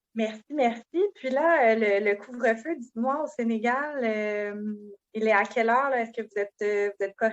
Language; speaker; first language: French; native; French